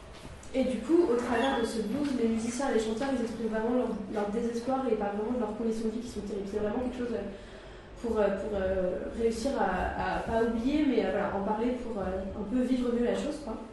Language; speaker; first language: French; native; French